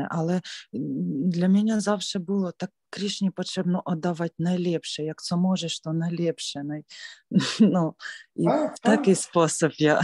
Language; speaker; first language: Polish; non-native, learner; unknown